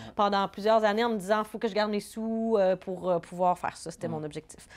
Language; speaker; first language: French; native; French